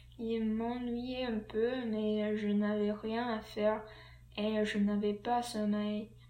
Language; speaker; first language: French; non-native, learner; English